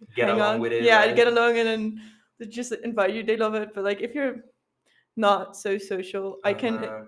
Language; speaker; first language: English; non-native, fluent; Dutch